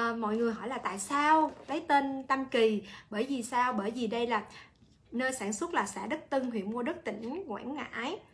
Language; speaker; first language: Vietnamese; native; Vietnamese